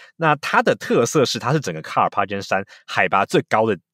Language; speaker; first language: Chinese; native; Chinese